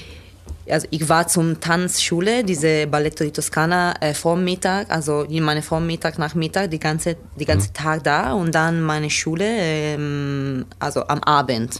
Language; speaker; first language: German; non-native, learner; Italian